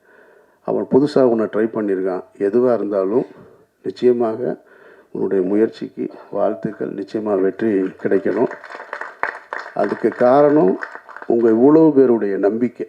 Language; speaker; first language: Tamil; native; Tamil